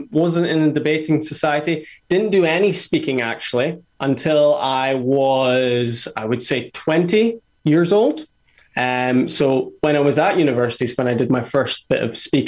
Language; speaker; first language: English; native; English